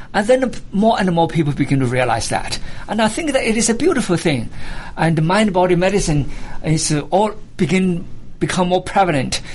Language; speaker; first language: English; non-native, fluent; Chinese